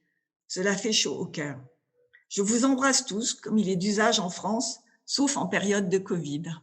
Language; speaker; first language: French; native; French